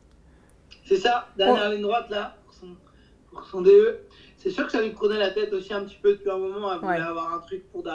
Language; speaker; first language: French; native; French